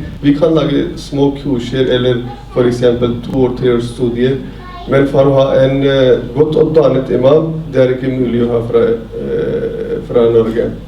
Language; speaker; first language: Norwegian; non-native, fluent; Urdu